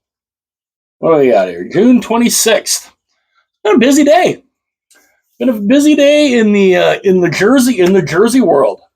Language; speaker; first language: English; native; English